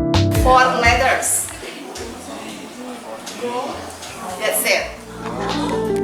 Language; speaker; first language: English; non-native, fluent; Indonesian